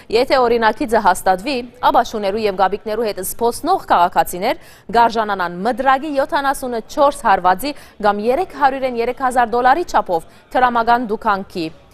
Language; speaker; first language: Armenian; early bilingual, heritage; Armenian